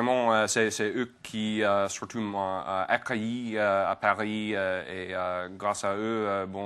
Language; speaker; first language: French; non-native, fluent; English